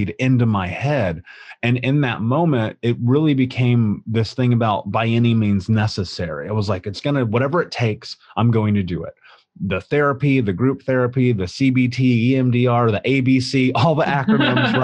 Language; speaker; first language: English; native; English